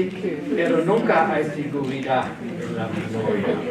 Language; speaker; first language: Spanish; non-native, learner; German